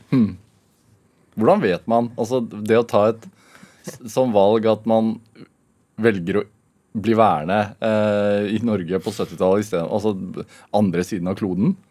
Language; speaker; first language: Norwegian; native; Norwegian